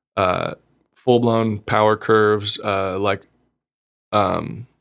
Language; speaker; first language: English; native; English